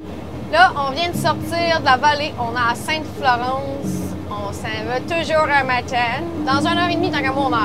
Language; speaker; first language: French; native; French